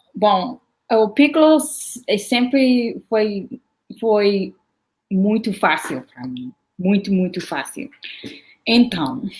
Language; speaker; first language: Portuguese; non-native, learner; English